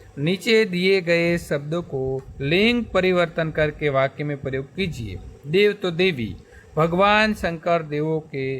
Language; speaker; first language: Hindi; non-native, local second language; Gujarati